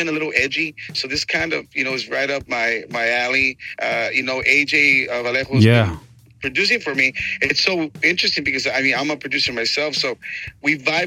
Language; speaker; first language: English; early bilingual, other home language; Spanish